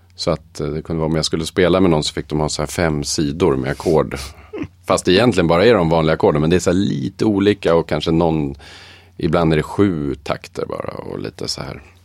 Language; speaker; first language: Swedish; native; Swedish